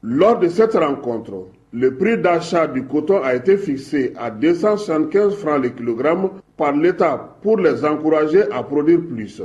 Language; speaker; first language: French; non-native, local second language; Bambara